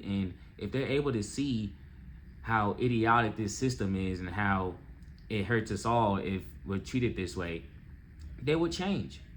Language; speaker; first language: English; native; English